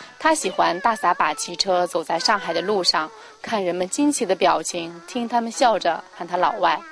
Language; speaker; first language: Chinese; native; Chinese